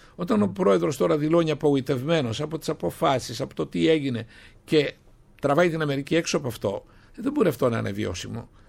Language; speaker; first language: Greek; native; Greek